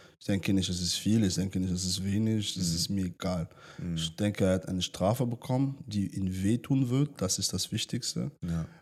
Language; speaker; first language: German; early bilingual, other home language; French